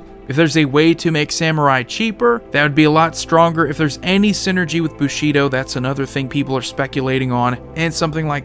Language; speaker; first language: English; native; English